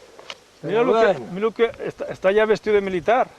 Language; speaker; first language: Spanish; native; Spanish